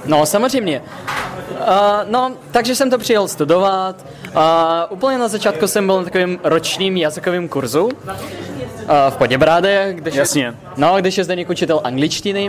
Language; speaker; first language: Czech; non-native, fluent; Russian